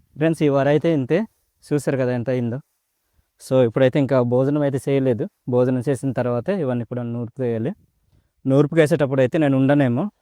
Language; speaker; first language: Telugu; non-native, local second language; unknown